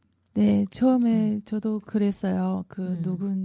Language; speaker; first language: Korean; non-native, learner; Chinese